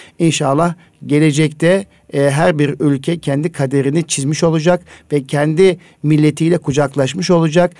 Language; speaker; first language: Turkish; native; Turkish